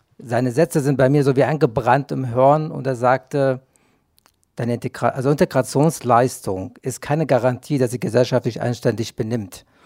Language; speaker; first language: German; non-native, fluent; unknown